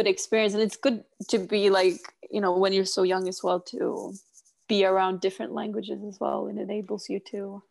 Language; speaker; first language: English; non-native, fluent; Swedish